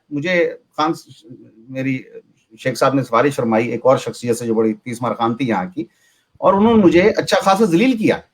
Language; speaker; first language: Urdu; native; Urdu